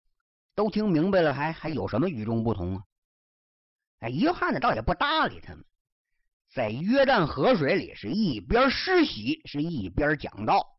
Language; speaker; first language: Chinese; native; Chinese